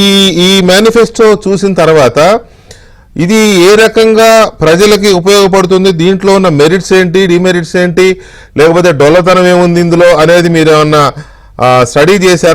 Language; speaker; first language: Telugu; native; Telugu